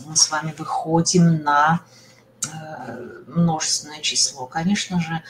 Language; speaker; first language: Russian; native; Russian